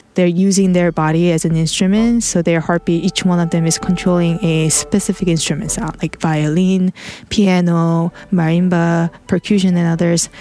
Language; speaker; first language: English; non-native, fluent; Korean